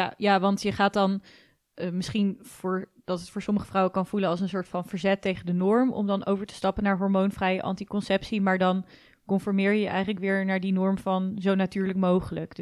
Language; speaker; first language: Dutch; native; Dutch